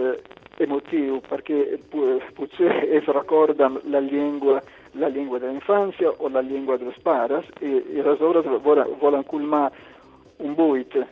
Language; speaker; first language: Catalan; non-native, local second language; Italian